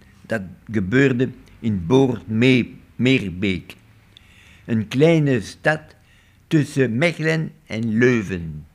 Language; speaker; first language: Dutch; non-native, local second language; French